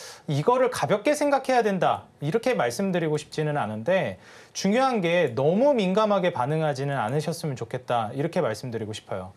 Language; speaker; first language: Korean; native; Korean